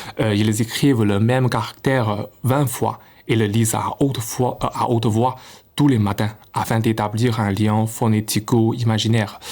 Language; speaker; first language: French; non-native, fluent; Chinese